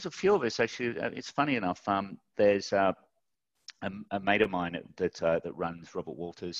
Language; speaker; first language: English; native; English